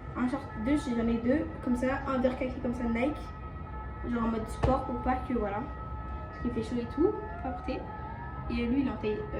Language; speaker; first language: French; early bilingual, other home language; Bambara